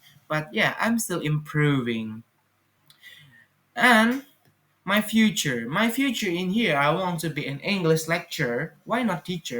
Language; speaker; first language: English; non-native, fluent; Indonesian